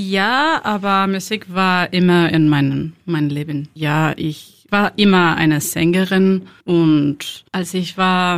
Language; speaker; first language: German; non-native, learner; Spanish